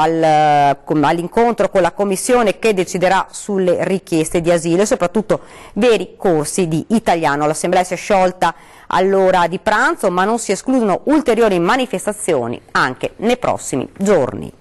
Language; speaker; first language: Italian; native; Italian